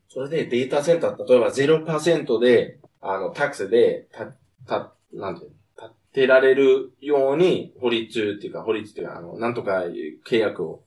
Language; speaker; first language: Japanese; non-native, fluent; English